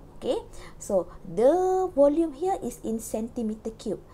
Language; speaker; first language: English; non-native, local second language; Malay